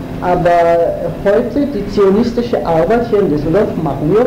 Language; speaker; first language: German; non-native, fluent; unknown